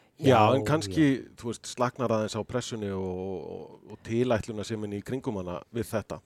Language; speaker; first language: Icelandic; native; Icelandic